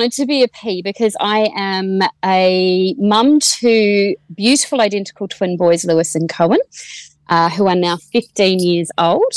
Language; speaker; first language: English; native; English